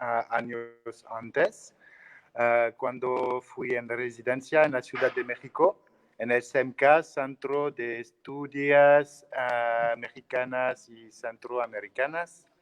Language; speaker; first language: Spanish; non-native, learner; French